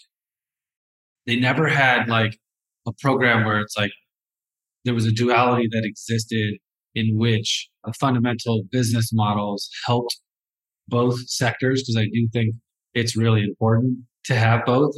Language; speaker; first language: English; native; English